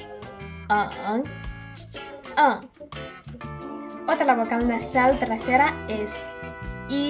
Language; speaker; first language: Spanish; non-native, fluent; Chinese